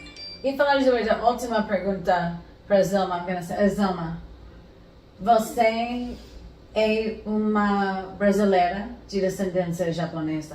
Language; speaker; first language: Portuguese; non-native, fluent; English